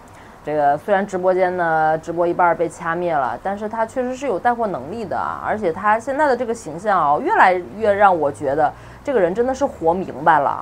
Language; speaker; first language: Chinese; native; Chinese